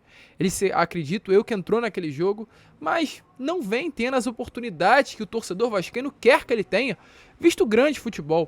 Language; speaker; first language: Portuguese; native; Portuguese